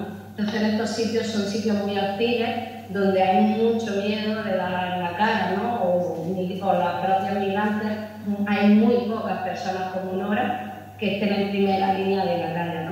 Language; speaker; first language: Spanish; native; Spanish